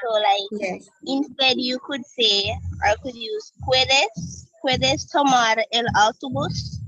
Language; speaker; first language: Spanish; non-native, learner; English